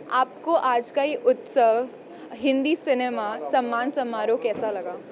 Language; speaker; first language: Hindi; native; Hindi